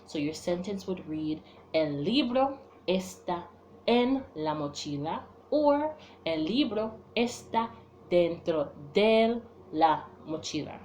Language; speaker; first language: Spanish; non-native, fluent; English